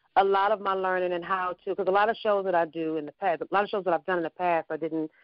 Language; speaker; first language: English; native; English